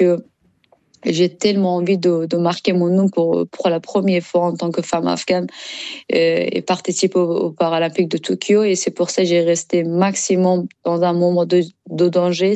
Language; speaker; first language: French; non-native, learner; Persian